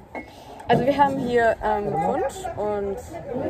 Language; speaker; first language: German; native; German